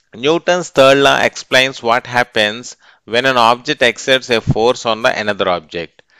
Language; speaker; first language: English; non-native, local second language; Telugu